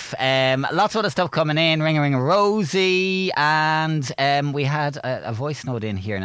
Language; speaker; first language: English; native; English